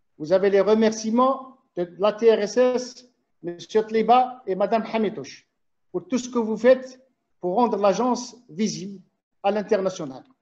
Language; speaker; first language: French; non-native, local second language; Arabic